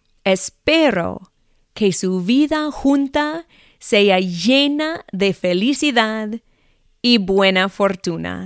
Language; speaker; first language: Spanish; non-native, fluent; English